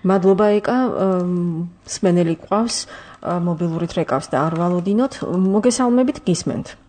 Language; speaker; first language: Georgian; native; Georgian